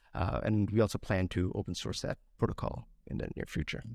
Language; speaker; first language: English; non-native, local second language; Bangla